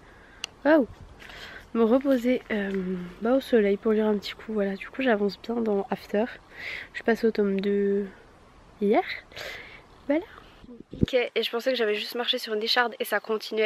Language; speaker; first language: French; native; French